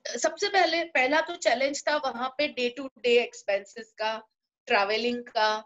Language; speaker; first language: Hindi; non-native, local second language; Gujarati